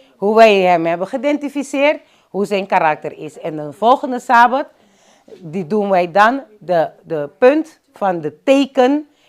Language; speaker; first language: Dutch; non-native, local second language; Papiamento